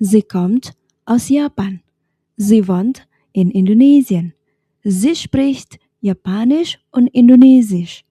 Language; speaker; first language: German; non-native, fluent; Indonesian